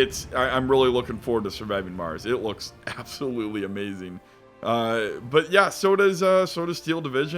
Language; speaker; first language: English; native; English